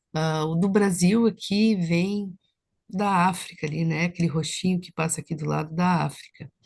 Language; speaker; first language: Portuguese; native; Portuguese